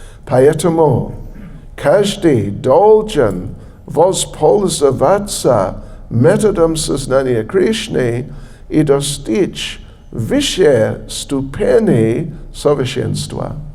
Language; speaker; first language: Russian; non-native, learner; English